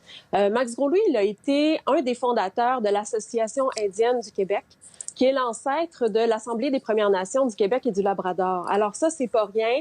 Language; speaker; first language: French; native; French